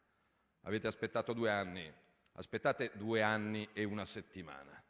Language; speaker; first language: Italian; native; Italian